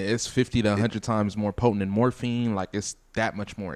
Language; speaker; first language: English; native; English